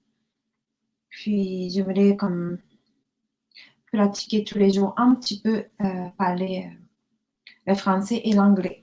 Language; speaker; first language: French; non-native, learner; Japanese